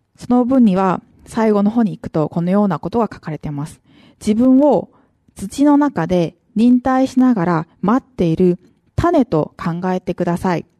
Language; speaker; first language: Japanese; non-native, fluent; Korean